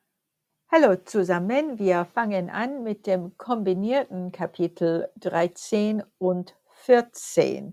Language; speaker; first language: German; non-native, fluent; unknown